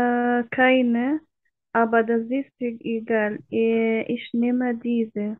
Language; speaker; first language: German; non-native, learner; Arabic